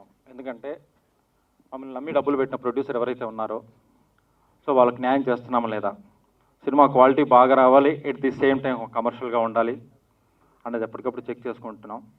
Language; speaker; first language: Telugu; native; Telugu